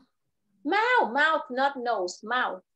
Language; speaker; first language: English; non-native, learner; Vietnamese